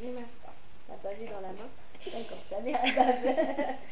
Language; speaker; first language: French; native; French